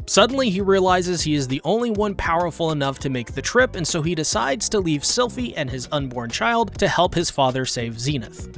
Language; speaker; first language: English; native; English